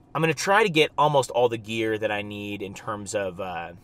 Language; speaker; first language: English; native; English